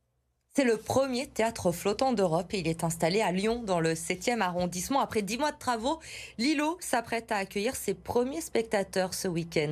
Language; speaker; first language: French; native; French